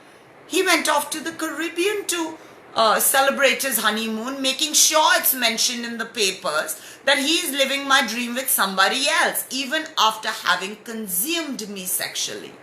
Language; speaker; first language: English; non-native, local second language; Hindi